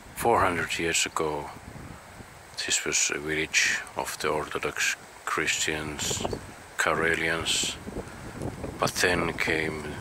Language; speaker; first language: English; non-native, fluent; Finnish